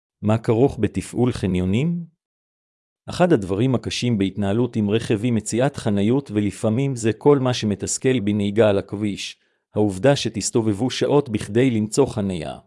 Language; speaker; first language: Hebrew; native; Hebrew